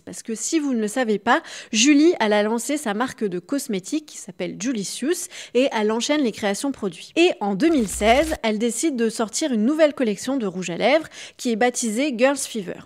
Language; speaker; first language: French; native; French